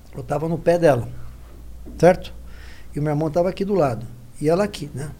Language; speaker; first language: Portuguese; native; Portuguese